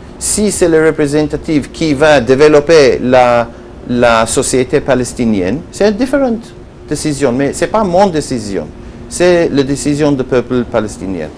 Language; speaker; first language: French; non-native, learner; Hebrew